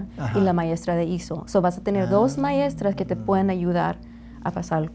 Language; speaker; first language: Spanish; non-native, learner; English